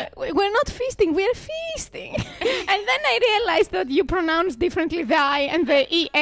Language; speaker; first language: English; non-native, fluent; Greek